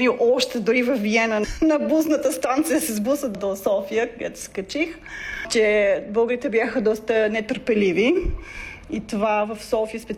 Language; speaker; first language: Bulgarian; non-native, fluent; Dutch